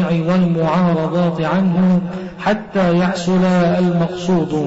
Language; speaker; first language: Arabic; native; Arabic